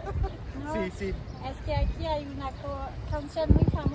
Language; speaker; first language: Spanish; non-native, fluent; French